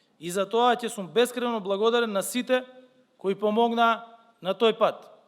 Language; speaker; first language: Macedonian; native; Macedonian